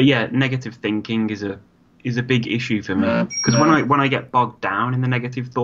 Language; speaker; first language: English; native; English